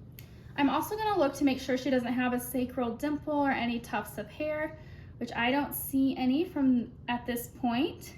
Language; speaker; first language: English; native; English